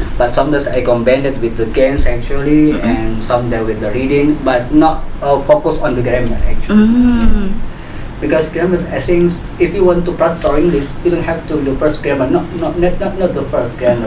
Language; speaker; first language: English; non-native, learner; Indonesian